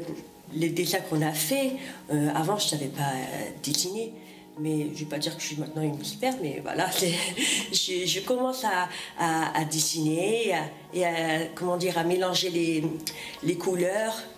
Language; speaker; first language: French; non-native, fluent; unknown